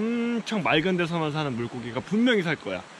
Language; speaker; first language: Korean; native; Korean